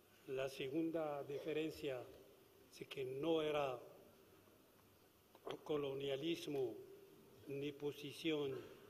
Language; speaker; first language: Spanish; non-native, fluent; Arabic